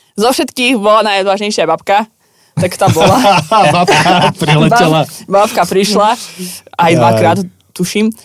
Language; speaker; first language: Slovak; non-native, fluent; Azerbaijani